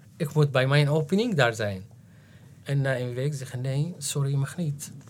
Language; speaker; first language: Dutch; non-native, learner; Arabic